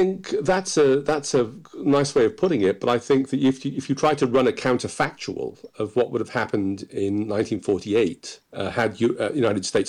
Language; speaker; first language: English; native; English